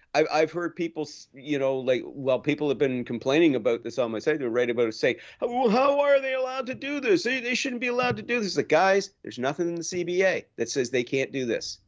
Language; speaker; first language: English; native; English